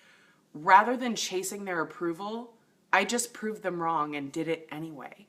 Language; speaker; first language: English; native; English